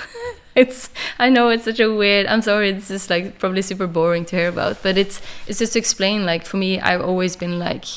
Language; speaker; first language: English; non-native, fluent; Norwegian